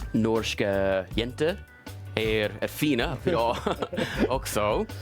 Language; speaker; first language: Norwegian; non-native, learner; English